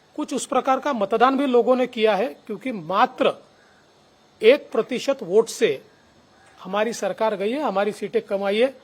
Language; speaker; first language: Hindi; non-native, local second language; Marathi